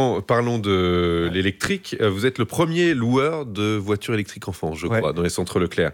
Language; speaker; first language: French; native; French